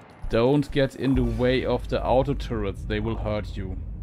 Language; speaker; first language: English; non-native, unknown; German